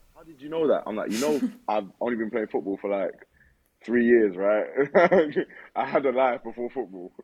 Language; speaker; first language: English; native; English